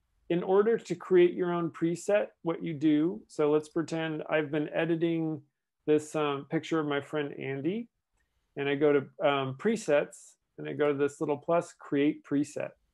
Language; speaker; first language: English; native; English